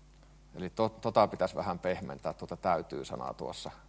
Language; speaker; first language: Finnish; native; Finnish